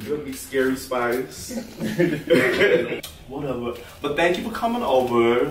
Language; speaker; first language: English; native; English